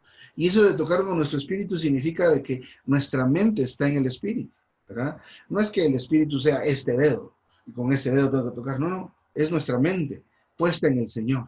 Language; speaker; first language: Spanish; native; Spanish